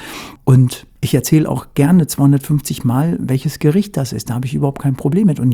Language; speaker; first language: German; native; German